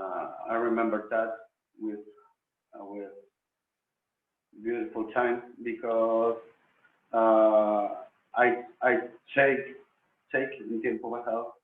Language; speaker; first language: English; non-native, learner; Spanish